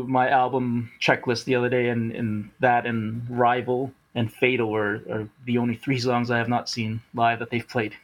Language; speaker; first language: English; native; English